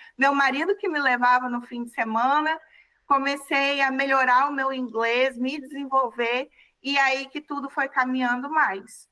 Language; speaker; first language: Portuguese; native; Portuguese